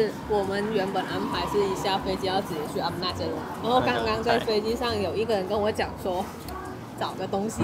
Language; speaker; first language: Chinese; native; Chinese